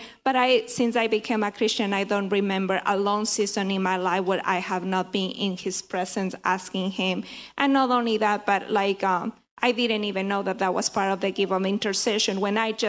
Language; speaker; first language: English; non-native, fluent; Spanish